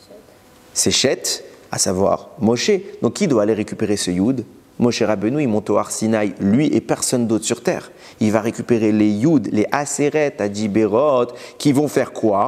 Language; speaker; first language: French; native; French